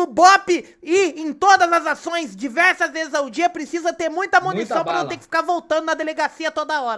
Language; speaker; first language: Portuguese; native; Portuguese